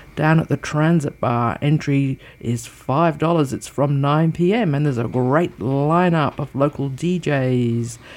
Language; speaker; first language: English; native; English